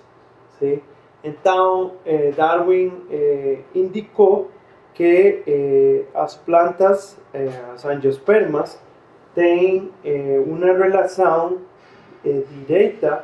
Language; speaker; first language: Portuguese; non-native, fluent; Spanish